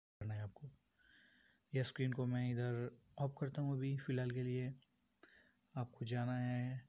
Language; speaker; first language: Hindi; non-native, local second language; Bangla